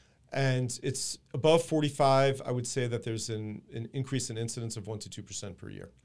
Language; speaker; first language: English; native; English